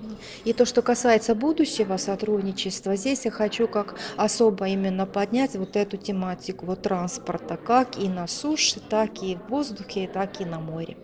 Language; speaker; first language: Russian; native; Russian